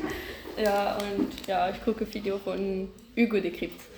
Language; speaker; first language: German; non-native, learner; French